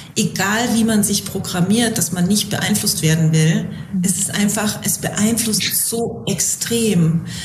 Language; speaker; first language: German; native; German